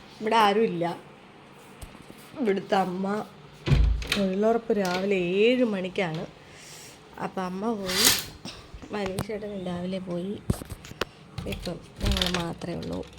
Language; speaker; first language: Malayalam; native; Malayalam